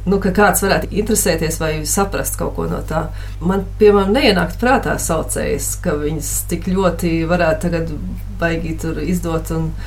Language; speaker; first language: Latvian; early bilingual, other home language; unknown